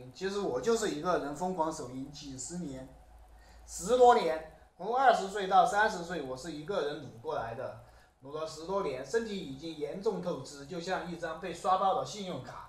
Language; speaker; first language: Chinese; native; Chinese